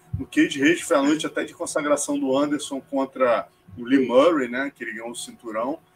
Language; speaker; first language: Portuguese; native; Portuguese